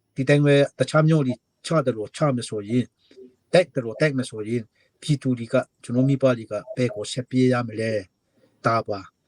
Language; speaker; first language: Burmese; non-native, local second language; Hakha Chin